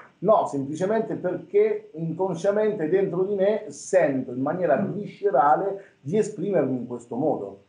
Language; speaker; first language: Italian; native; Italian